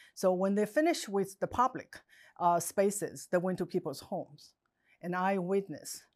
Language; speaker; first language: English; non-native, fluent; Chinese